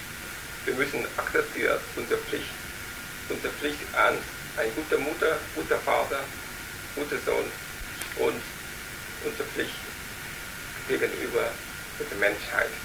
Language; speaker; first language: German; non-native, learner; Vietnamese